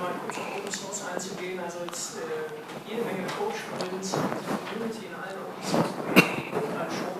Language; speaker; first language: German; native; German